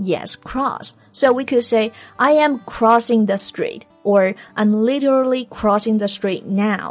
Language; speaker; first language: English; non-native, fluent; Chinese